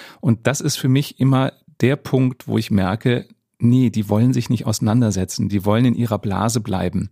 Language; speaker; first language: German; native; German